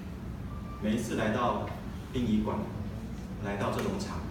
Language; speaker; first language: Chinese; native; Chinese